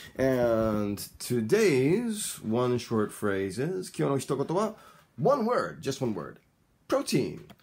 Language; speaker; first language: English; native; English